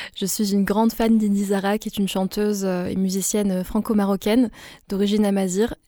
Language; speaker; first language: French; non-native, local second language; Arabic